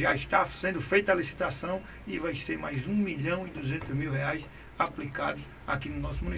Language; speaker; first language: Portuguese; native; Portuguese